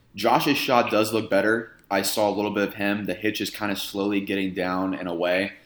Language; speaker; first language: English; native; English